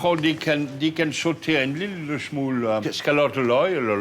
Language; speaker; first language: Danish; non-native, fluent; French